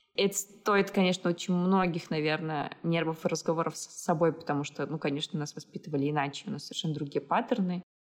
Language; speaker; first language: Russian; native; Russian